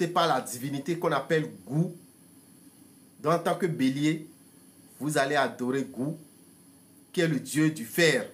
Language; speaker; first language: French; non-native, local second language; Fon